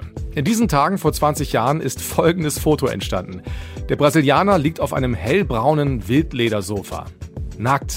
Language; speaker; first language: German; native; German